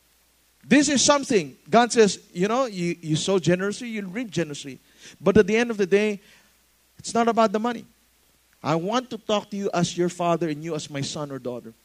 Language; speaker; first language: English; non-native, local second language; Filipino